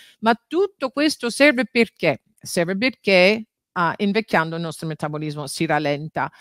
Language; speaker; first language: Italian; non-native, fluent; English